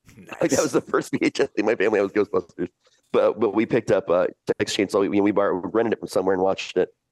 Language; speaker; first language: English; early bilingual, other home language; Italian